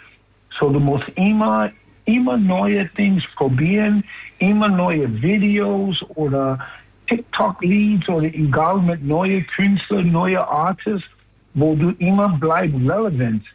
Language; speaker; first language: German; non-native, fluent; English